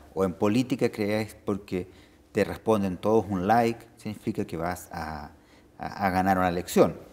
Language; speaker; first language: Spanish; native; Spanish